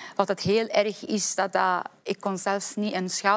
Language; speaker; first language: Dutch; non-native, fluent; Persian